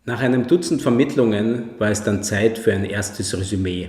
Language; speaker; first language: German; native; German